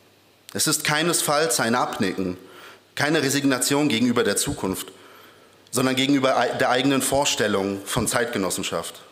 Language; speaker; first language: German; early bilingual, other home language; Polish